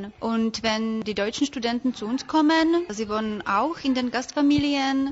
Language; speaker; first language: German; non-native, fluent; Czech